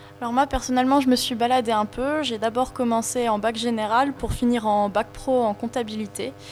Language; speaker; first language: French; native; French